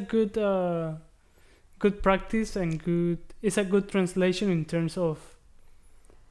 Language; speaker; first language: English; non-native, fluent; Spanish